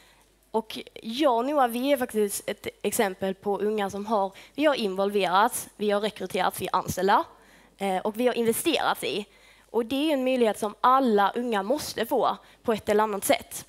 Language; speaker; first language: Swedish; native; Swedish